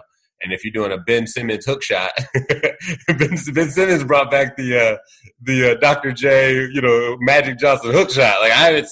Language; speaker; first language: English; native; English